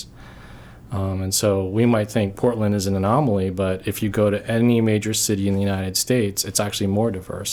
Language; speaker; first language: English; early bilingual, other home language; Korean